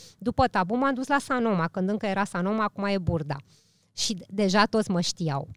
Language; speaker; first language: Romanian; early bilingual, heritage; Romanian